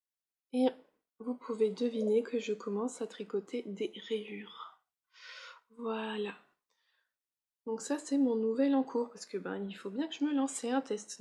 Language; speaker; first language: French; native; French